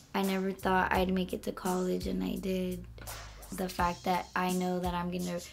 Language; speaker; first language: English; early bilingual, other home language; Spanish